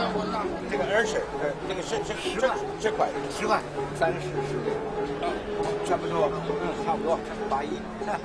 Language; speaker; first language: Chinese; non-native, fluent; English